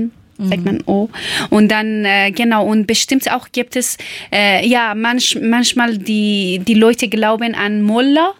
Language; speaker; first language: German; non-native, learner; Persian